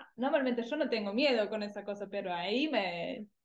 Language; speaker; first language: Spanish; non-native, fluent; German